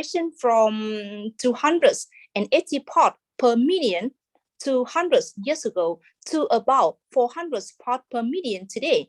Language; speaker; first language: English; non-native, fluent; Vietnamese